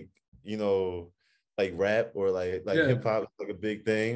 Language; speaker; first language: English; native; English